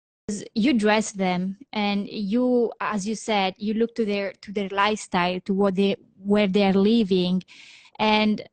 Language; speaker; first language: English; non-native, fluent; Italian